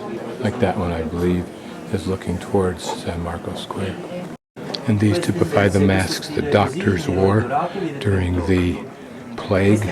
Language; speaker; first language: English; native; English